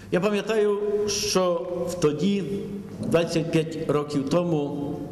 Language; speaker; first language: Ukrainian; early bilingual, heritage; Ukrainian